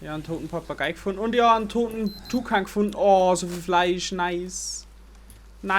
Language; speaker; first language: German; native; German